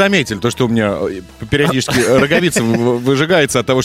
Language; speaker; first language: Russian; native; Russian